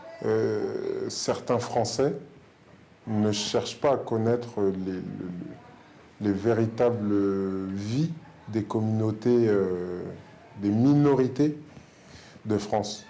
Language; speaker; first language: French; native; French